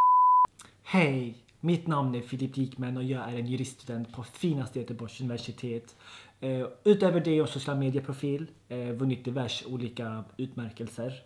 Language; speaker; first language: Swedish; native; Swedish